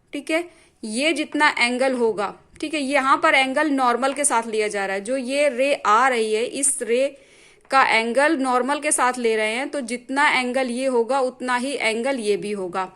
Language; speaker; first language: Hindi; native; Hindi